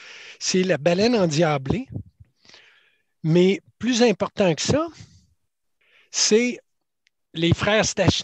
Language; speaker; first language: French; native; French